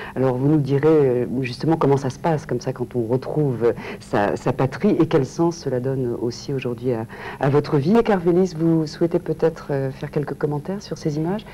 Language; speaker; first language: French; native; French